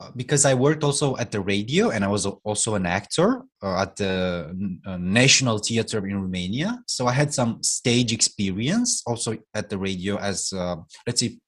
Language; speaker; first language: English; non-native, fluent; Romanian